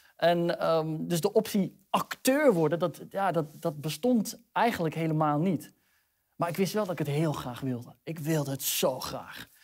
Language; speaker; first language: Dutch; early bilingual, other home language; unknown